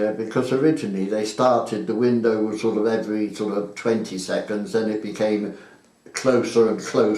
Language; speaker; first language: English; native; English